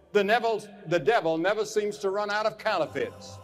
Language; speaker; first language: English; native; English